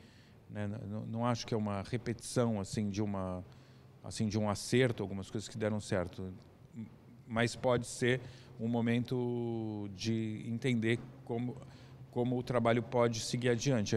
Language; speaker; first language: Portuguese; native; Portuguese